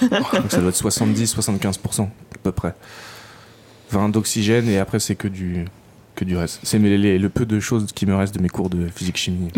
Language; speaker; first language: French; native; French